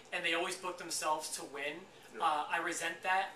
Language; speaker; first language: English; native; English